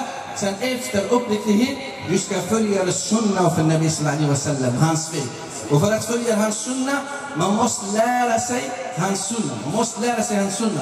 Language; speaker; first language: Swedish; non-native, fluent; Arabic